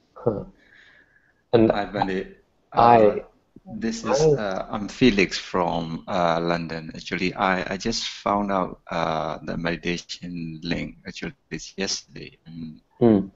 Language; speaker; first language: English; non-native, learner; Burmese